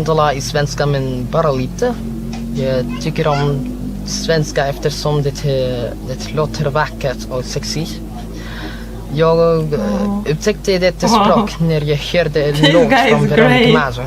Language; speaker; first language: Swedish; non-native, learner; Filipino